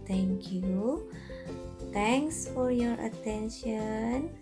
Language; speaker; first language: English; non-native, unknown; Indonesian